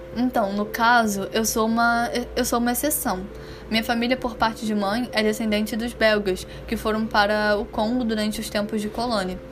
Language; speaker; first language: Portuguese; early bilingual, other home language; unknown